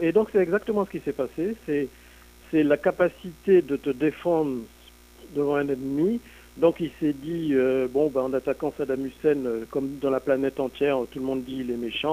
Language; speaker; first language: French; native; French